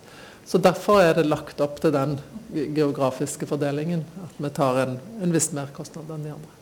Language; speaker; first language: Norwegian; native; Norwegian